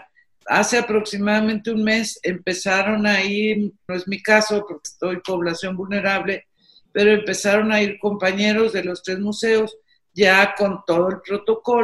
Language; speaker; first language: Spanish; native; Spanish